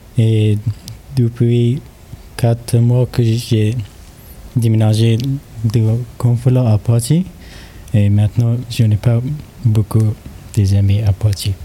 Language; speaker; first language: French; non-native, learner; Persian